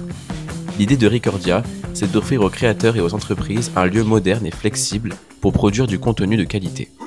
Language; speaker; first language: French; native; French